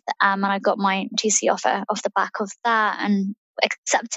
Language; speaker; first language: English; early bilingual, other home language; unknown